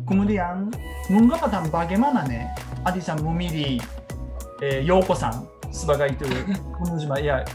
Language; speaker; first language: Indonesian; non-native, learner; Japanese